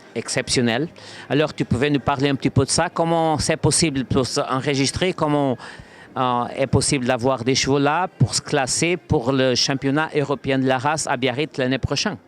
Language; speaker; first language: French; non-native, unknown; Portuguese